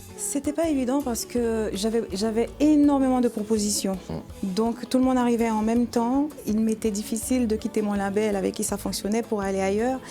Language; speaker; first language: French; native; French